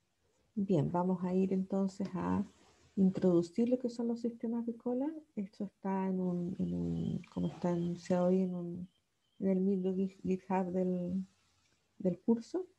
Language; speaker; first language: Spanish; native; Spanish